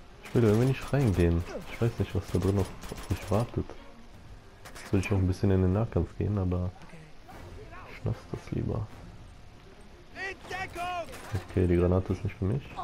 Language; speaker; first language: German; native; German